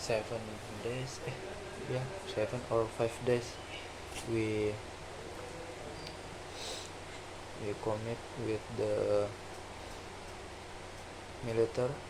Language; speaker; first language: English; non-native, learner; Indonesian